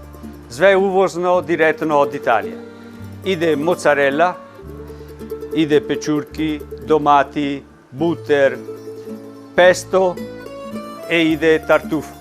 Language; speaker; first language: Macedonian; non-native, learner; Italian